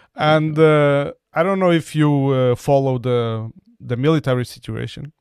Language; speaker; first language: English; non-native, fluent; Portuguese